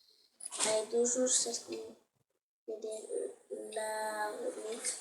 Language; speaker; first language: Basque; non-native, local second language; Spanish